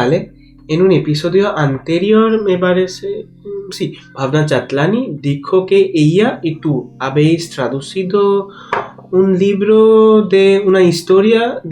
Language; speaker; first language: Spanish; non-native, learner; Bangla